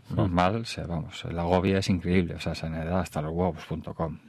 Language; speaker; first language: Spanish; native; Spanish